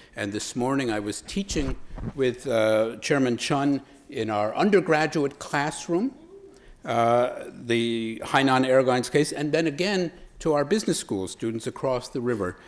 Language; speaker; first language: English; native; English